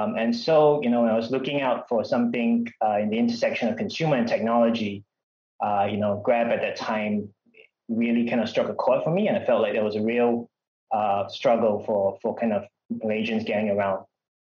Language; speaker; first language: English; non-native, local second language; Malay